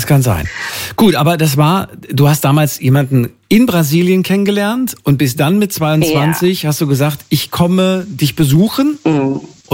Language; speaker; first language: German; native; German